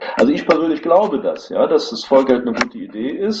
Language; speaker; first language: German; native; German